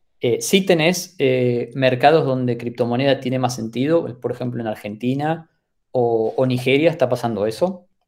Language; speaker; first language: Spanish; native; Spanish